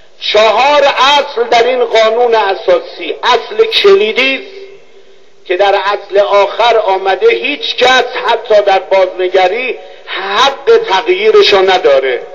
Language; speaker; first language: Persian; native; Persian